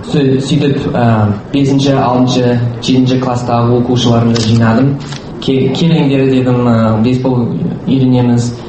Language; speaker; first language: Kazakh; non-native, learner; English